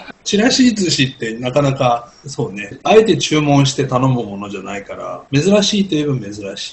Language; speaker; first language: Japanese; native; Japanese